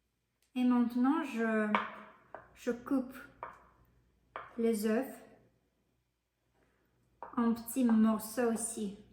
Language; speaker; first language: French; non-native, fluent; Russian